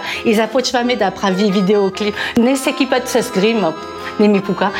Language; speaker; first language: Bulgarian; non-native, learner; French